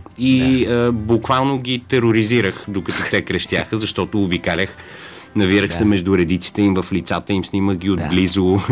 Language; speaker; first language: Bulgarian; native; Bulgarian